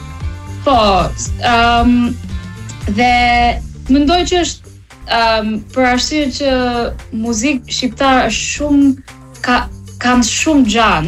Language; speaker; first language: Albanian; non-native, learner; English